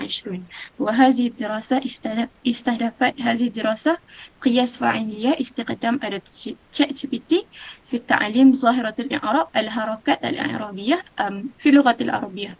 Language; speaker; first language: Arabic; non-native, learner; Malay